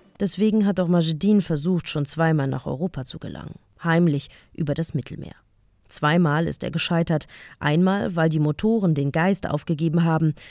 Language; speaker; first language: German; native; German